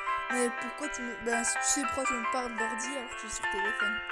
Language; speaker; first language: French; native; French